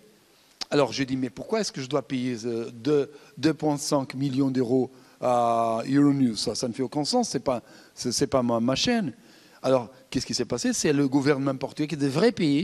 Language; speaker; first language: French; non-native, fluent; Portuguese